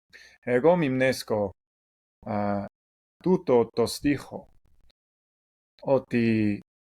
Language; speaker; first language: Greek; non-native, fluent; English